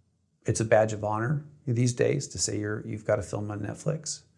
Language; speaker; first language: English; native; English